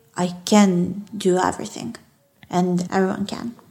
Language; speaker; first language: English; non-native, fluent; Serbian